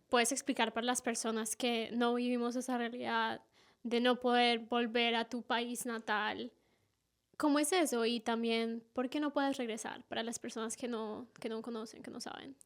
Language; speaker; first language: Spanish; native; Spanish